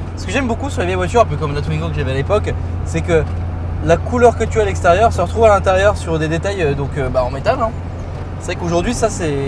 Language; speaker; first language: French; native; French